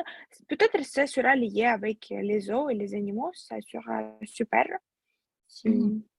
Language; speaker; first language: French; non-native, fluent; Russian